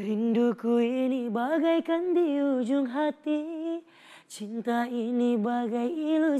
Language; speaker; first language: Indonesian; non-native, fluent; Thai